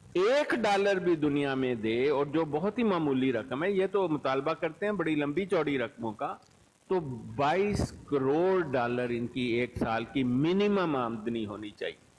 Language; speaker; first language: Urdu; non-native, local second language; Punjabi